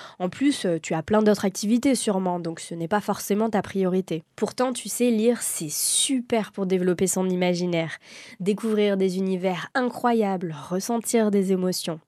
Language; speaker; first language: French; native; French